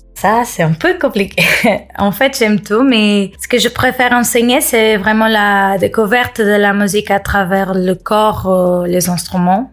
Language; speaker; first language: French; non-native, fluent; Portuguese